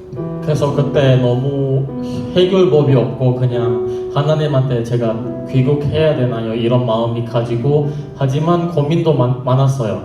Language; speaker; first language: Korean; non-native, fluent; Indonesian